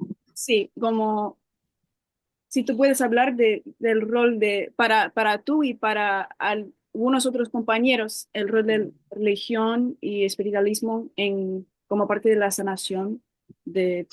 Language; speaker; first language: Spanish; non-native, learner; English